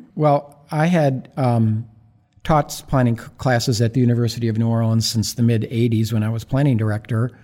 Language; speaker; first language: English; native; English